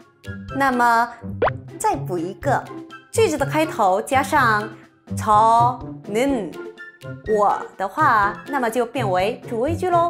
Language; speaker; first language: Chinese; non-native, fluent; Korean